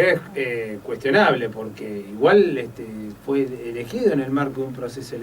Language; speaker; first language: Spanish; native; Spanish